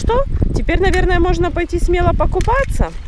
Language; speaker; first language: Russian; native; Russian